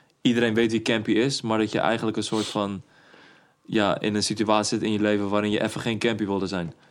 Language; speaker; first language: Dutch; native; Dutch